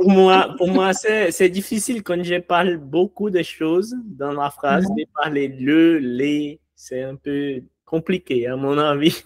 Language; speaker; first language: French; non-native, learner; Portuguese